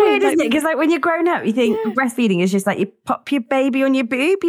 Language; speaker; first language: English; native; English